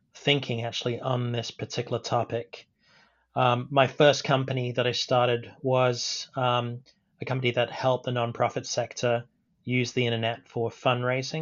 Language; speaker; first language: English; native; English